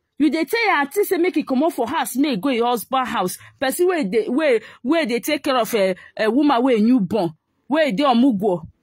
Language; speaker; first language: Nigerian Pidgin; non-native, local second language; Igbo